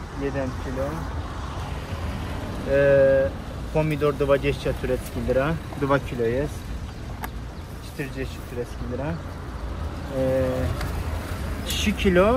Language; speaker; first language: Polish; non-native, learner; Turkish